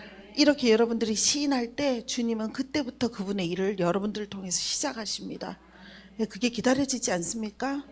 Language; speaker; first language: Korean; native; Korean